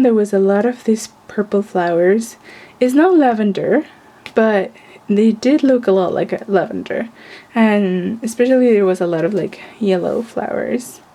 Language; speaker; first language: English; non-native, fluent; Spanish